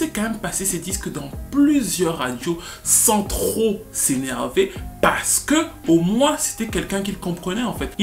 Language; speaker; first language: French; native; French